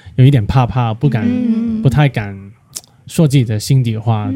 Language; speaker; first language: Chinese; non-native, fluent; Cantonese